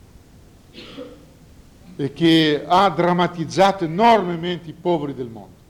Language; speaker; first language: Italian; non-native, fluent; Portuguese